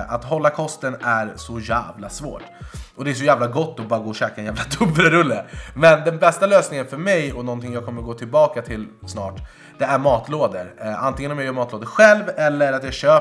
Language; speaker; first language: Swedish; native; Swedish